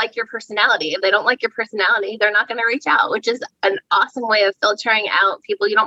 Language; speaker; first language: English; native; English